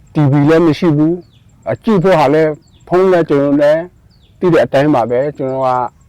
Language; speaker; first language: Burmese; non-native, local second language; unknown